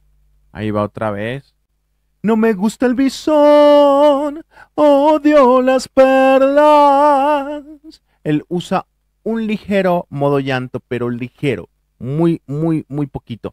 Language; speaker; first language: Spanish; native; Spanish